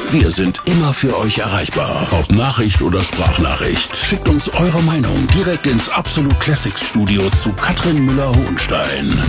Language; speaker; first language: German; native; German